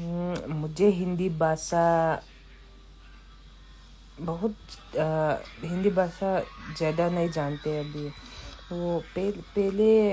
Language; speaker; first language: Hindi; non-native, local second language; Mizo